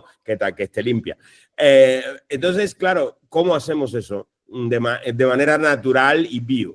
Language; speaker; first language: Spanish; native; Spanish